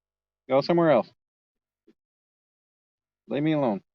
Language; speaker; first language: English; native; English